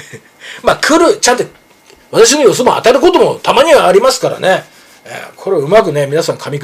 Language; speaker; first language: Japanese; native; Japanese